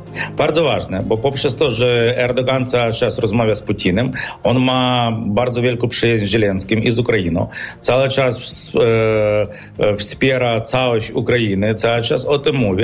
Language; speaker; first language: Polish; non-native, fluent; Ukrainian